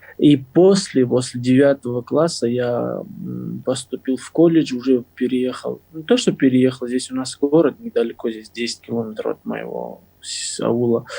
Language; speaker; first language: Russian; non-native, local second language; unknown